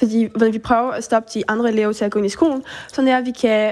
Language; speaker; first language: Danish; early bilingual, heritage; French